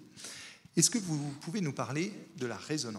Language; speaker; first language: French; native; French